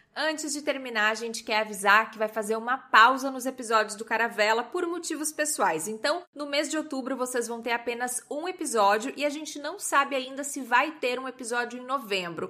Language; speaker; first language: Portuguese; native; Portuguese